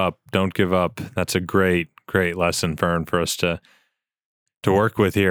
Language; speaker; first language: English; native; English